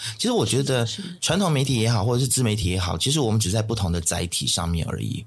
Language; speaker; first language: Chinese; native; Chinese